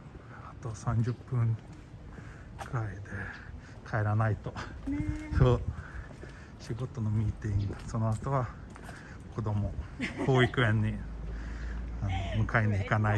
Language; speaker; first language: Japanese; non-native, fluent; Swedish